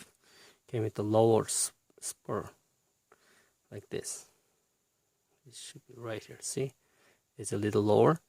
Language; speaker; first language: English; non-native, fluent; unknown